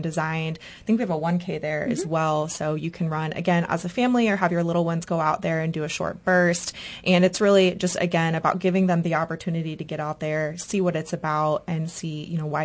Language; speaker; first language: English; native; English